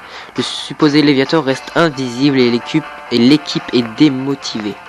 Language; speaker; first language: French; native; French